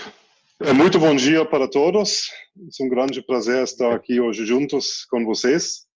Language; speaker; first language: Portuguese; non-native, fluent; German